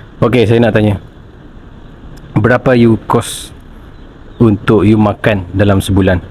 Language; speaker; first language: Malay; native; Malay